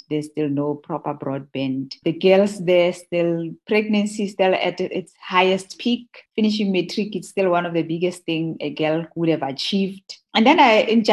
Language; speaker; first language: English; non-native, local second language; Tswana